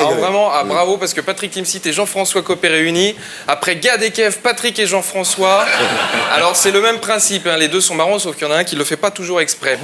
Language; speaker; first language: French; native; French